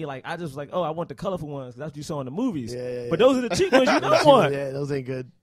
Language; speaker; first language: English; native; English